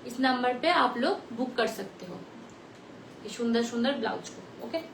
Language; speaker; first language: Hindi; non-native, local second language; Bangla